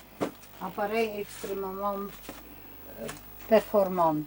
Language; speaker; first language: French; non-native, learner; Romanian